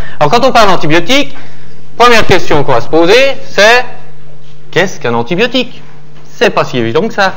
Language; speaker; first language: French; native; French